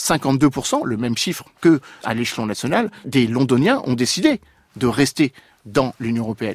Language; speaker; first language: French; native; French